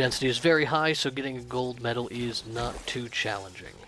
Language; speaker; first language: English; native; English